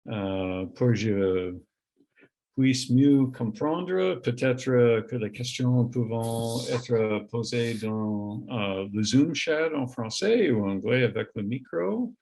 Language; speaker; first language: French; non-native, learner; English